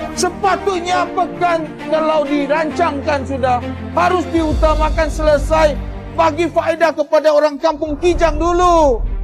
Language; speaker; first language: Malay; non-native, local second language; Chinese